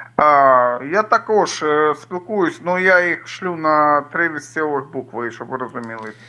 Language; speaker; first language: Ukrainian; non-native, local second language; Russian